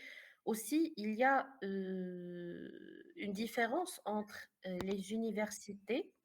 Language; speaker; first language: French; non-native, fluent; Arabic